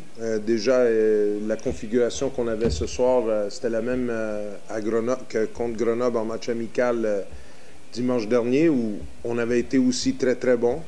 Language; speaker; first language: French; native; French